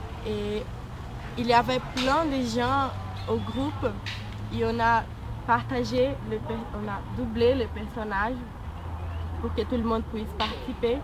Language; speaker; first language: French; non-native, learner; Portuguese